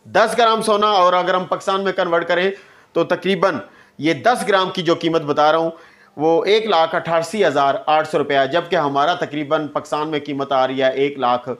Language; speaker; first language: Urdu; non-native, local second language; Punjabi